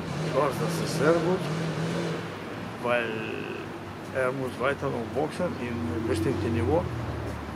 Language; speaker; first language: German; non-native, learner; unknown